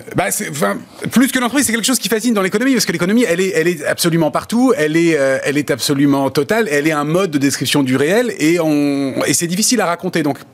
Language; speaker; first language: French; native; French